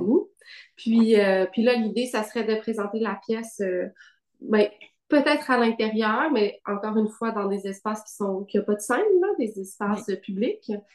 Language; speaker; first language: French; native; French